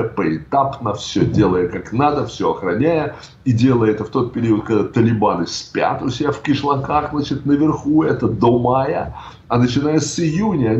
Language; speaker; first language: Russian; native; Russian